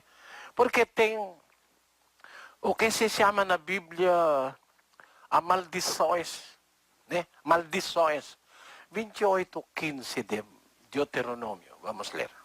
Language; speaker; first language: Portuguese; non-native, learner; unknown